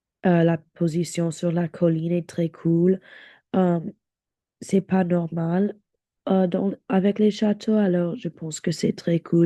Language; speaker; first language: French; non-native, learner; English